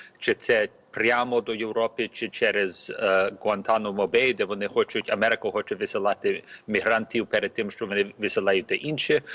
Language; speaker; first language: Ukrainian; early bilingual, heritage; Ukrainian